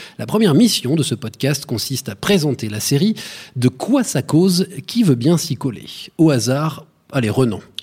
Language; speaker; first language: French; native; French